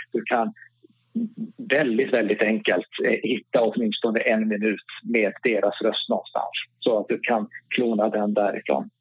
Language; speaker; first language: Swedish; native; Swedish